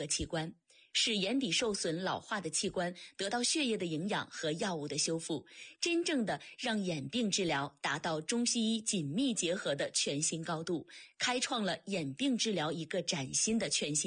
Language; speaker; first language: Chinese; native; Chinese